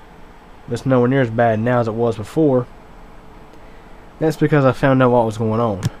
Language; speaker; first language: English; native; English